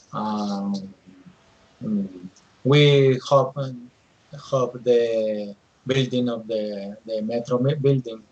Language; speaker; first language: English; non-native, learner; Spanish